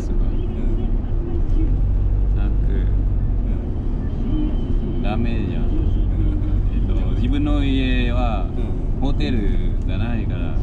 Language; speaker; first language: Japanese; non-native, learner; Vietnamese